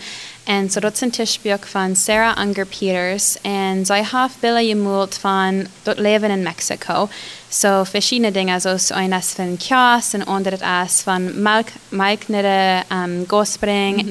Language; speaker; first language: German; non-native, learner; Plautdietsch